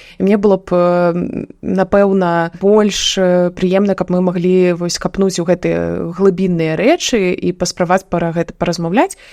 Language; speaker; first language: Belarusian; non-native, local second language; Russian